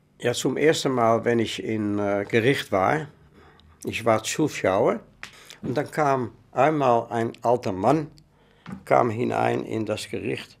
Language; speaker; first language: German; non-native, fluent; Dutch